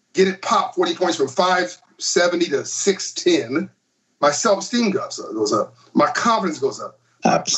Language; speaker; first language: English; native; English